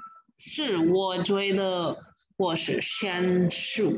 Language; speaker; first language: Chinese; non-native, learner; English